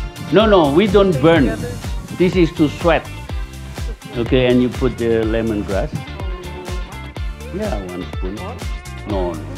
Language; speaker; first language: English; non-native, fluent; Indonesian